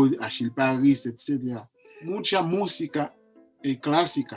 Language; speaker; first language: Spanish; non-native, fluent; Haitian Creole